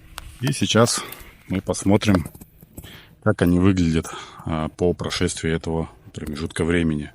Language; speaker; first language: Russian; native; Russian